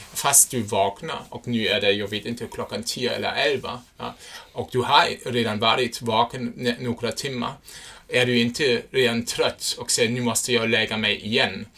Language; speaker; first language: Swedish; non-native, fluent; German